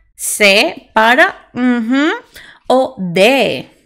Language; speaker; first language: English; non-native, fluent; Spanish